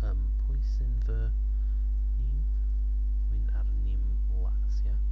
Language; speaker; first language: Welsh; non-native, learner; English